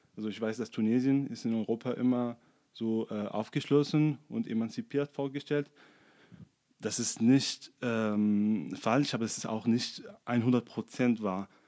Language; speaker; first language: German; non-native, fluent; Arabic